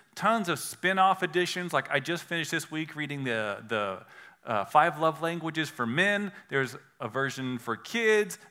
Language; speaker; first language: English; native; English